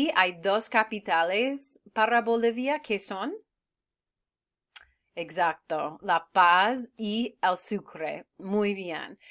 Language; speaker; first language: Spanish; non-native, fluent; English